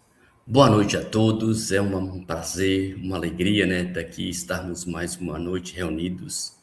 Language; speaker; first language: Portuguese; native; Portuguese